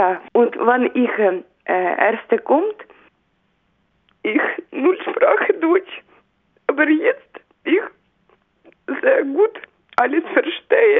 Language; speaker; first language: German; non-native, learner; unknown